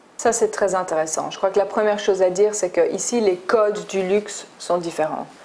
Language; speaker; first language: French; early bilingual, other home language; English